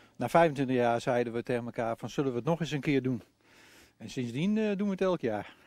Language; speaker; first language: Dutch; native; Dutch